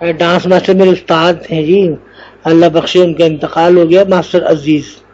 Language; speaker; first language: Urdu; non-native, local second language; Punjabi